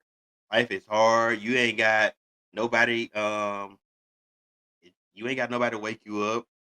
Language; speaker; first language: English; native; English